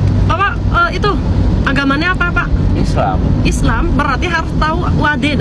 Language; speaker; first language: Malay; non-native, fluent; Chinese